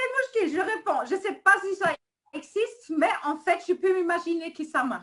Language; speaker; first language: French; non-native, fluent; German